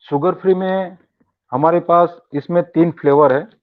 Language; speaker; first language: Hindi; non-native, local second language; Gujarati